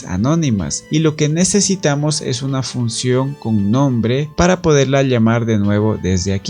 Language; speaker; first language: Spanish; native; Spanish